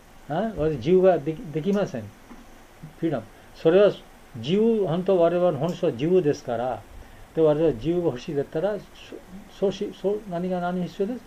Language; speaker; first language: Japanese; non-native, fluent; Bangla